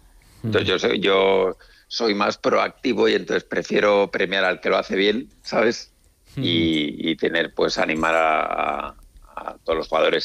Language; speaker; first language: Spanish; native; Spanish